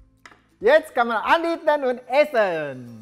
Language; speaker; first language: German; non-native, learner; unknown